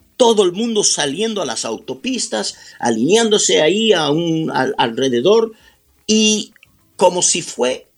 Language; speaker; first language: Spanish; early bilingual, heritage; Spanish